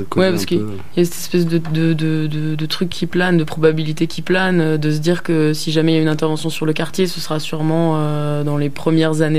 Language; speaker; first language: French; native; French